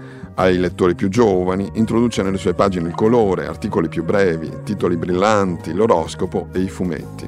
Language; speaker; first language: Italian; native; Italian